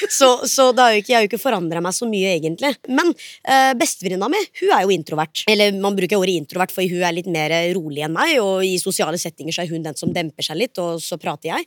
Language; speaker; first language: Norwegian; early bilingual, other home language; Hindi